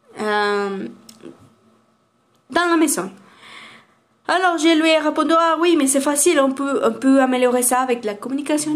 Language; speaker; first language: French; non-native, learner; Spanish